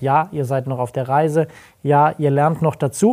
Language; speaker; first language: German; native; German